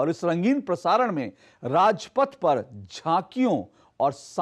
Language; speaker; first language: Hindi; native; Hindi